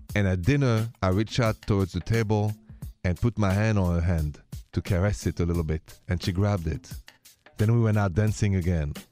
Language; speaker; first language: English; non-native, fluent; French